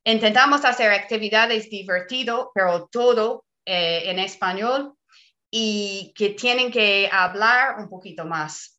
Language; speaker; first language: Spanish; non-native, fluent; English